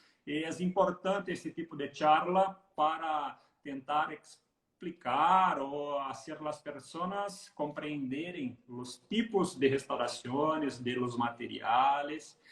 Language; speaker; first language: Spanish; non-native, learner; Portuguese